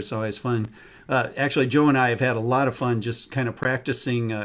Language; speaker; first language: English; native; English